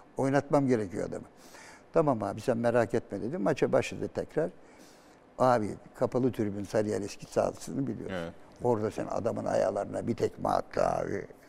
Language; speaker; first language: Turkish; native; Turkish